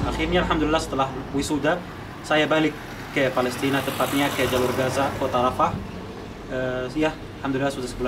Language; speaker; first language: Indonesian; non-native, fluent; Arabic